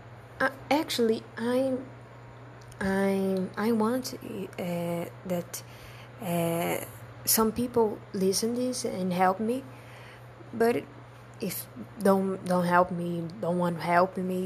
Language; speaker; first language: English; non-native, learner; Portuguese